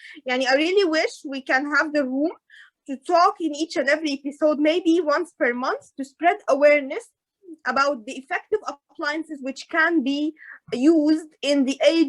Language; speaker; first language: English; non-native, fluent; Arabic